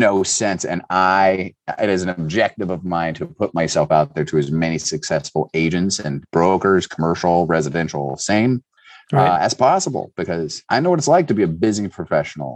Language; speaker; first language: English; native; English